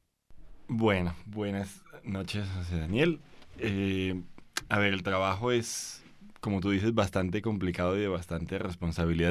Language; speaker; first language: Spanish; native; Spanish